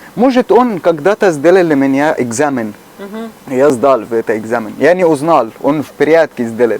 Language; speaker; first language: Russian; non-native, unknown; Arabic